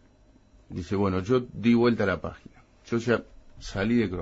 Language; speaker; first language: Spanish; native; Spanish